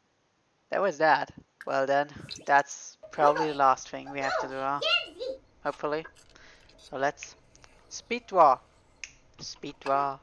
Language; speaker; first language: English; non-native, fluent; German